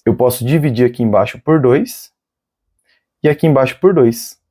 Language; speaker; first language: Portuguese; native; Portuguese